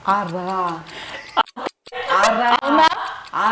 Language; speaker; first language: Russian; non-native, local second language; Kyrgyz